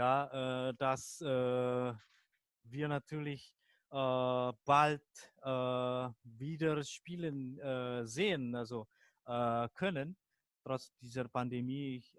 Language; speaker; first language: German; non-native, fluent; Indonesian